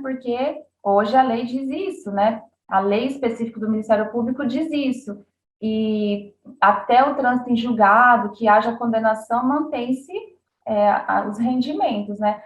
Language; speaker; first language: Portuguese; native; Portuguese